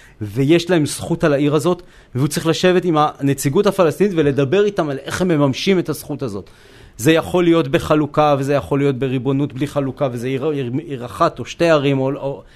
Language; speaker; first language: Hebrew; native; Hebrew